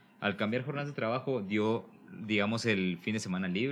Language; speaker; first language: Spanish; native; Spanish